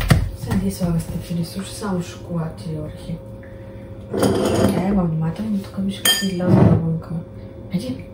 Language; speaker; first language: Bulgarian; native; Bulgarian